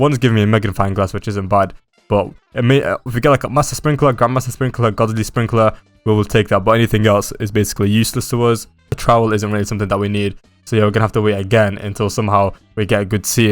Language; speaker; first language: English; native; English